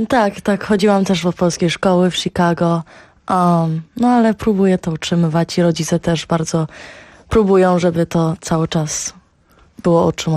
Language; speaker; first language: Polish; early bilingual, heritage; Polish